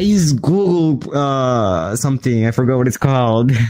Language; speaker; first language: English; non-native, learner; Spanish